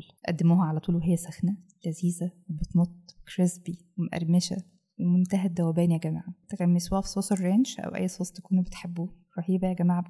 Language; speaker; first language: Arabic; native; Arabic